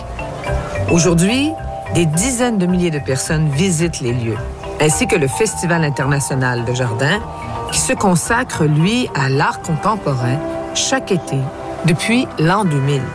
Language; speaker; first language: French; native; French